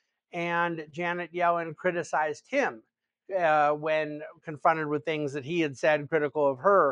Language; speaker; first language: English; native; English